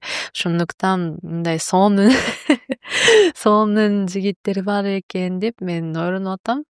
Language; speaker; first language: Kyrgyz; non-native, learner; Japanese